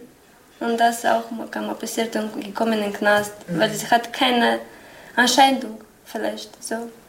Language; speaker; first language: German; non-native, learner; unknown